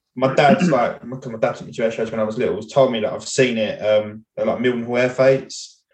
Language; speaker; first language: English; native; English